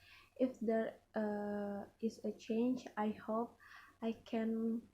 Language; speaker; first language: English; non-native, learner; Indonesian